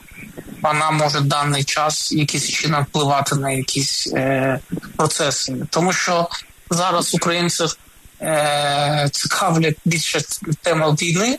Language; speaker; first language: Ukrainian; non-native, local second language; Russian